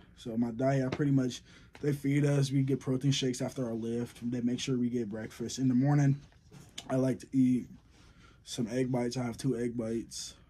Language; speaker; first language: English; native; English